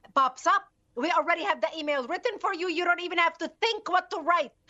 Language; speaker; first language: English; non-native, fluent; Arabic